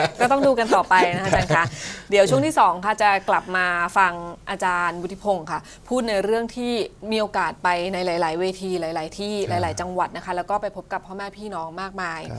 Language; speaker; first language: Thai; native; Thai